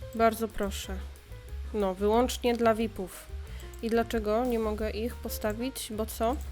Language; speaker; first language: Polish; native; Polish